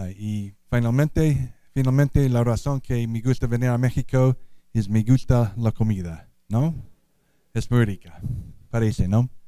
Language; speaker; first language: Spanish; non-native, learner; English